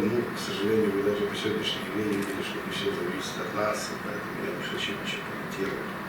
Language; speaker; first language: Russian; native; Russian